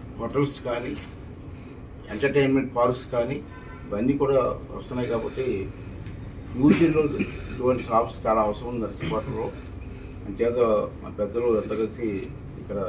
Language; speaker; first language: Telugu; native; Telugu